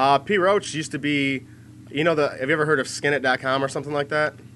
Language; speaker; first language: English; native; English